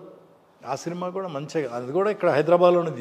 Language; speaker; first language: Telugu; native; Telugu